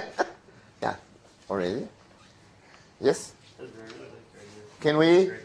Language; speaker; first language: English; non-native, fluent; Spanish